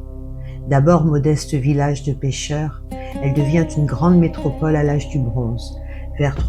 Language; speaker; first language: French; native; French